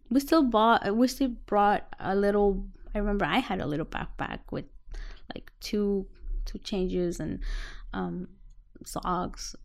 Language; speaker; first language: English; non-native, fluent; Spanish